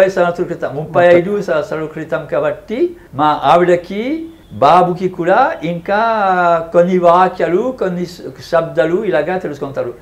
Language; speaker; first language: Telugu; non-native, fluent; French